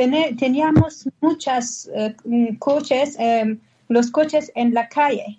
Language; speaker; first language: Spanish; non-native, learner; Persian